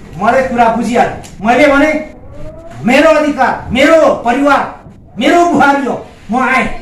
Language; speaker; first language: Nepali; non-native, local second language; Limbu